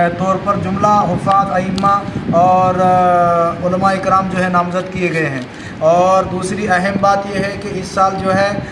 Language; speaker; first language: Urdu; native; Urdu